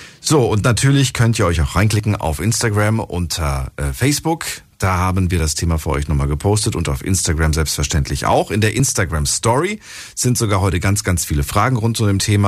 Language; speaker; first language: German; native; German